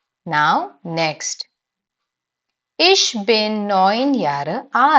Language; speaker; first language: German; non-native, fluent; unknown